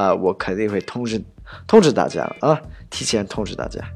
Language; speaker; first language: Chinese; non-native, fluent; English